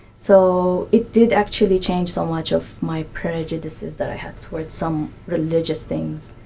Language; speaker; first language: English; non-native, fluent; Arabic